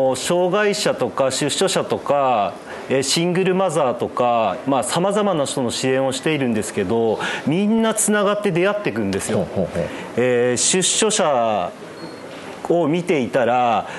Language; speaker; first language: Japanese; native; Japanese